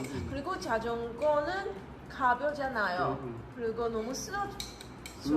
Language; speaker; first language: Korean; non-native, learner; Chinese